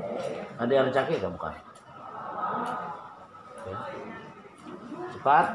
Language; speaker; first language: Malay; native; Malay